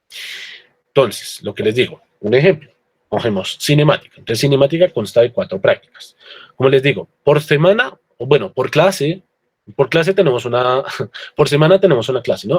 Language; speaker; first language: Spanish; native; Spanish